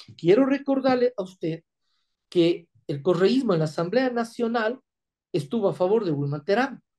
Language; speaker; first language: Spanish; native; Spanish